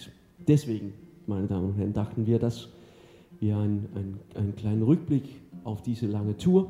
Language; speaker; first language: German; non-native, fluent; Danish